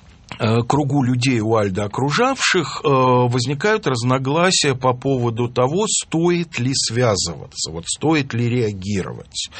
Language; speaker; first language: Russian; native; Russian